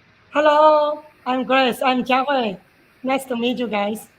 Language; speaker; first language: English; non-native, learner; Chinese